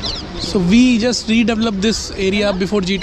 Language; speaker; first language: English; non-native, local second language; Hindi